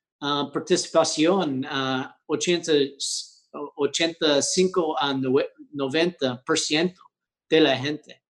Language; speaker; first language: Spanish; early bilingual, heritage; English